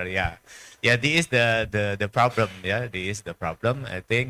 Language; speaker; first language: English; non-native, learner; Indonesian